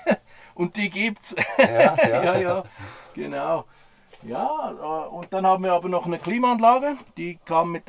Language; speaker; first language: German; native; German